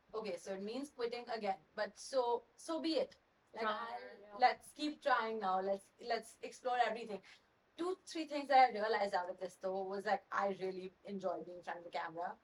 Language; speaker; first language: English; non-native, local second language; Hindi